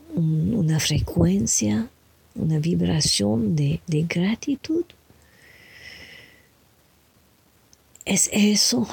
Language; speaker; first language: Spanish; non-native, learner; English